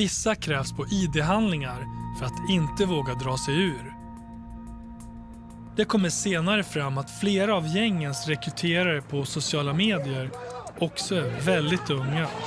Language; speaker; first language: Swedish; native; Swedish